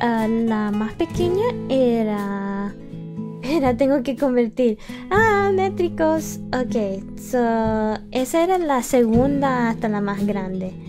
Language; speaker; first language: Spanish; early bilingual, heritage; English